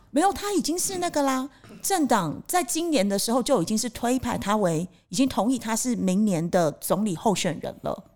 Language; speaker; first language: Chinese; native; Chinese